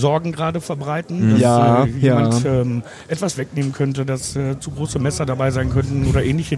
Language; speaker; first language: German; native; German